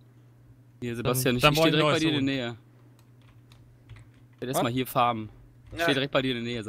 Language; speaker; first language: German; native; German